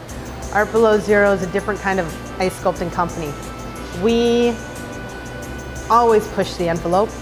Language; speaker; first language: English; native; English